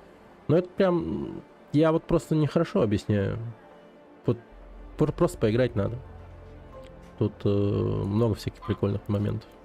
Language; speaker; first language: Russian; native; Russian